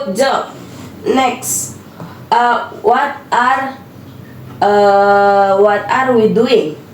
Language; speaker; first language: English; non-native, learner; Indonesian